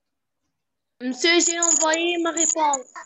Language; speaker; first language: French; non-native, learner; Arabic